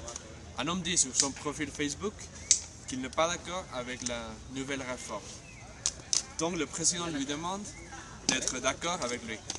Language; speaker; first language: French; non-native, learner; Spanish